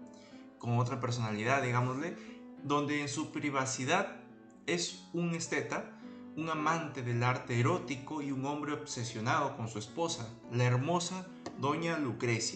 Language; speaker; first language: Spanish; native; Spanish